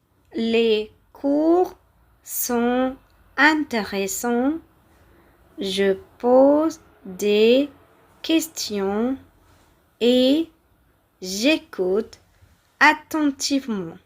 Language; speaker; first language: French; non-native, fluent; Tamil